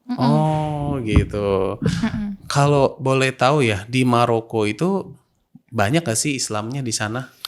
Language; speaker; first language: Indonesian; native; Indonesian